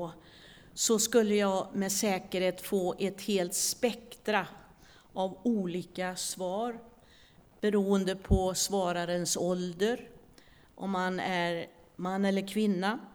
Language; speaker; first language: Swedish; native; Swedish